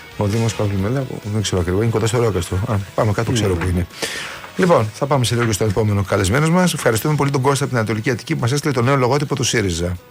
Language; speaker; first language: Greek; native; Greek